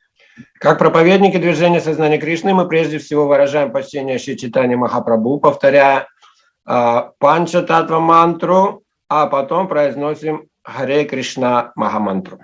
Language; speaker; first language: Russian; native; Russian